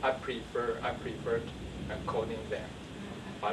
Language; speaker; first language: English; non-native, learner; Chinese